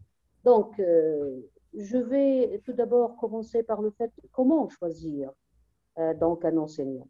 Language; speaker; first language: French; non-native, local second language; Arabic